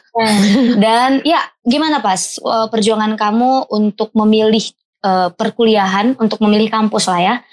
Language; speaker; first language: Indonesian; native; Indonesian